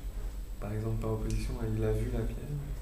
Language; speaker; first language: French; native; French